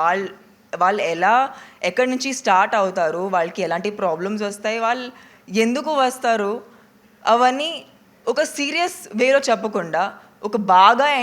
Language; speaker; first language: Telugu; non-native, local second language; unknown